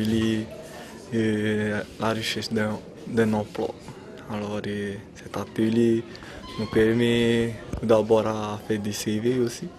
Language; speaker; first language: French; non-native, local second language; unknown